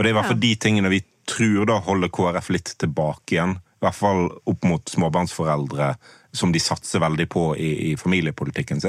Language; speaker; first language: Norwegian; native; Norwegian